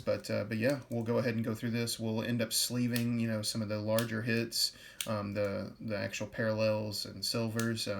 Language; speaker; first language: English; native; English